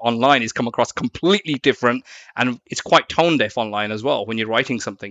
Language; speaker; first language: English; native; English